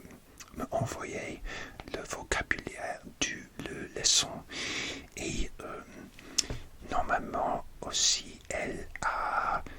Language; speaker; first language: French; non-native, learner; English